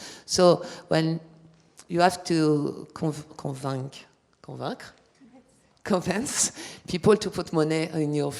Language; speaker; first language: English; non-native, learner; French